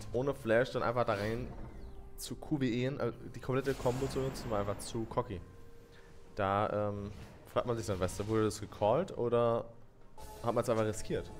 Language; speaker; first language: German; native; German